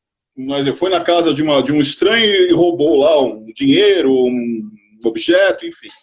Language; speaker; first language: Portuguese; native; Portuguese